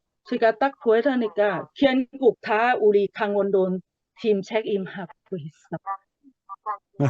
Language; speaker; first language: Korean; non-native, learner; Thai